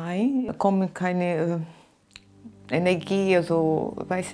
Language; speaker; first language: German; non-native, learner; Portuguese